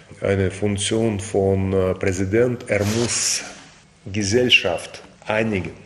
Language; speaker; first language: German; non-native, fluent; Russian